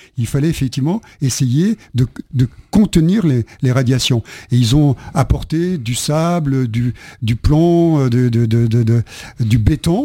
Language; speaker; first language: French; native; French